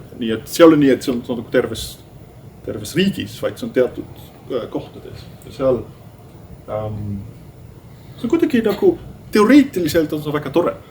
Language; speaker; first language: Estonian; non-native, fluent; Dutch